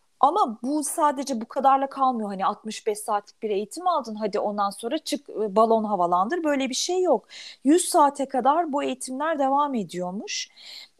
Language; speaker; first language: Turkish; native; Turkish